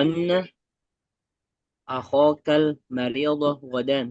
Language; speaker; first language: Arabic; non-native, learner; Indonesian